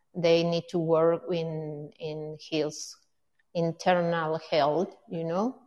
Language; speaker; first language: English; non-native, learner; Spanish